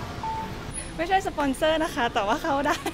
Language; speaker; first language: Thai; native; Thai